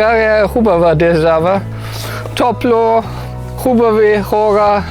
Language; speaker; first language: Bulgarian; non-native, fluent; German